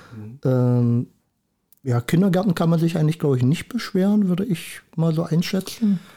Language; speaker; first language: German; native; German